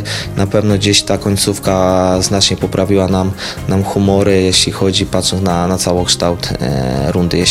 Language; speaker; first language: Polish; native; Polish